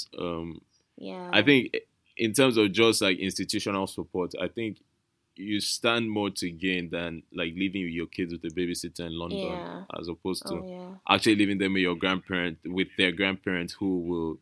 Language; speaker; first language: English; non-native, local second language; Yoruba